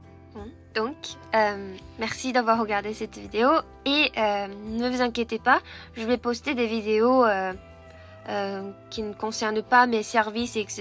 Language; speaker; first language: French; non-native, fluent; Japanese